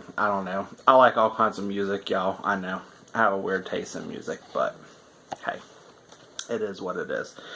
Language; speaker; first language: English; native; English